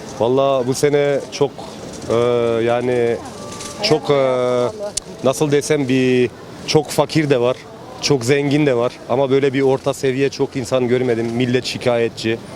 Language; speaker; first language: Turkish; early bilingual, heritage; Turkish